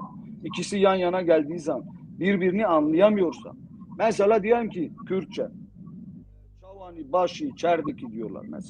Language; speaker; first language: Turkish; non-native, local second language; Zaza